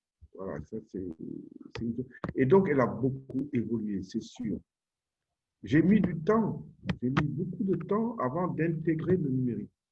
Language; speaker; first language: French; non-native, local second language; Wolof